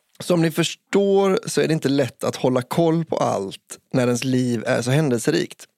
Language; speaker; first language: Swedish; native; Swedish